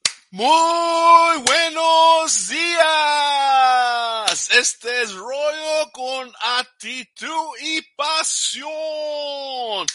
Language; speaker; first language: Spanish; early bilingual, heritage; Spanish